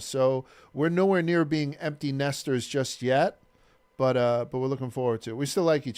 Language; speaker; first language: English; native; English